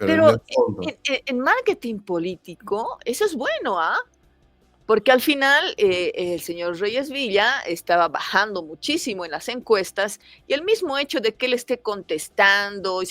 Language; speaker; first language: Spanish; native; Spanish